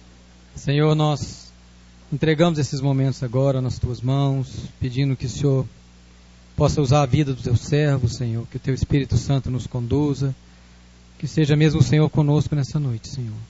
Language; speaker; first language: Portuguese; native; Portuguese